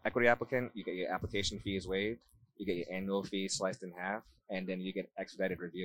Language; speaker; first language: English; native; English